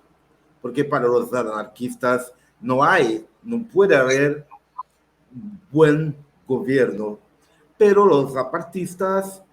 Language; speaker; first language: Spanish; non-native, learner; Portuguese